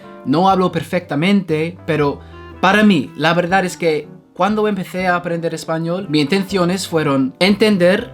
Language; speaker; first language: Spanish; non-native, fluent; English